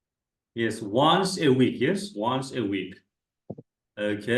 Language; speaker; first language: English; non-native, fluent; Kazakh